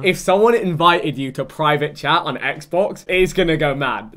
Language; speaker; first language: English; native; English